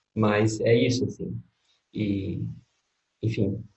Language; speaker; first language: Portuguese; native; Portuguese